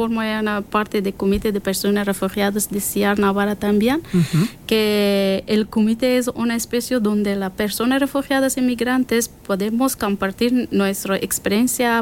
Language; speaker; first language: Spanish; non-native, learner; Persian